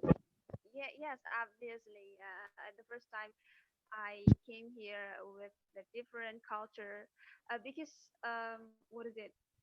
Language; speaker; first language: English; non-native, fluent; Indonesian